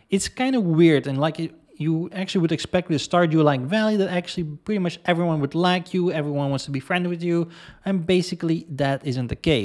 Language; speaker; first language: English; non-native, fluent; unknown